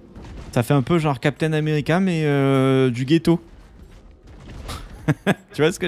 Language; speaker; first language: French; native; French